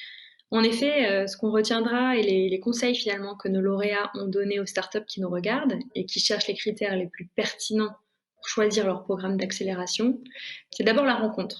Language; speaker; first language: French; native; French